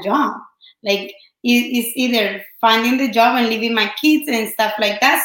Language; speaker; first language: English; non-native, fluent; Spanish